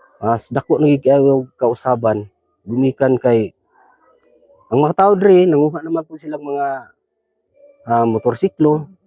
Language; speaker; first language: Cebuano; native; Cebuano